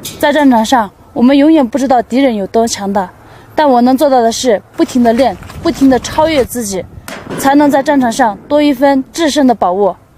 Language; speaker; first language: Chinese; non-native, local second language; Tibetan